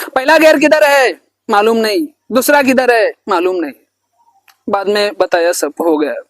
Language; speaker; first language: Hindi; non-native, local second language; Marathi